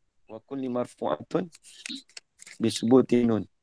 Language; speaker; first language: Arabic; non-native, fluent; Malay